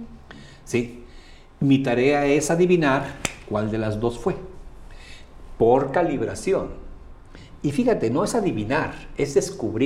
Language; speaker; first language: Spanish; native; Spanish